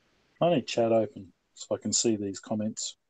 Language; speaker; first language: English; native; English